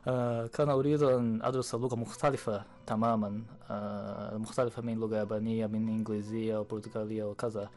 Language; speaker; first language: Arabic; non-native, learner; Japanese